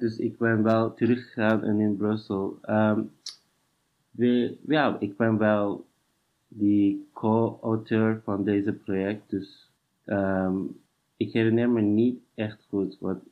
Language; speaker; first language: Dutch; non-native, fluent; English